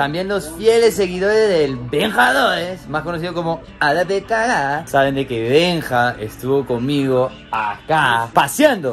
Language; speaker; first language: Spanish; non-native, fluent; English